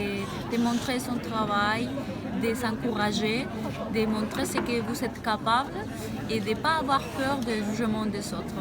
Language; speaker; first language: French; non-native, fluent; Spanish